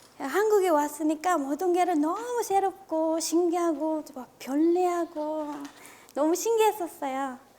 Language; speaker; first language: Korean; non-native, fluent; Filipino